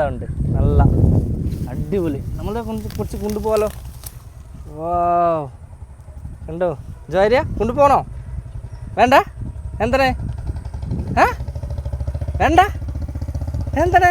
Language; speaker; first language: Malayalam; non-native, learner; Bangla